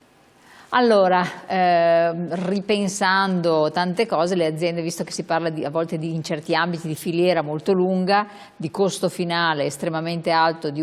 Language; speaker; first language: Italian; native; Italian